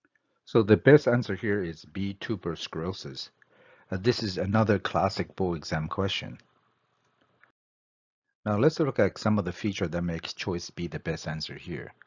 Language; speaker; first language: English; non-native, fluent; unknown